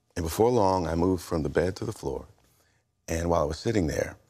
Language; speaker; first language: English; native; English